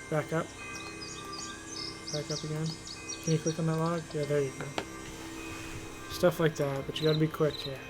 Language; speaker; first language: English; native; English